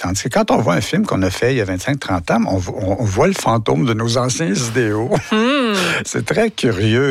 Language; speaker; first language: French; native; French